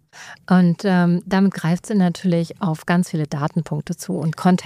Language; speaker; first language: German; native; German